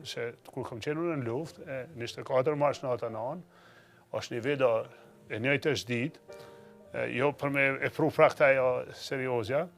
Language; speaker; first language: Albanian; native; Albanian